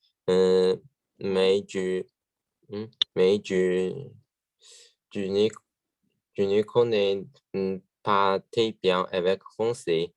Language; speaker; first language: French; non-native, learner; Chinese